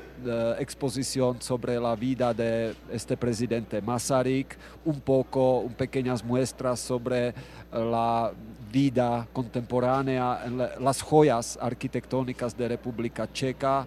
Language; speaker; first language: Spanish; non-native, fluent; Czech